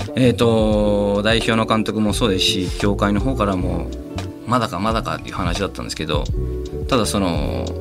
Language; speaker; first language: Japanese; non-native, fluent; Spanish